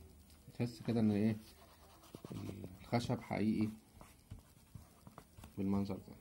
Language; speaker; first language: Arabic; native; Arabic